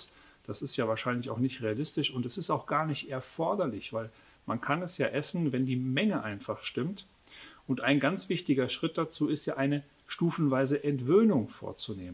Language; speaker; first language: German; native; German